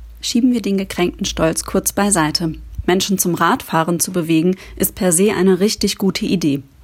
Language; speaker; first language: German; native; German